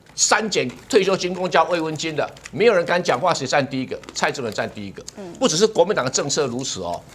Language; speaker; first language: Chinese; native; Chinese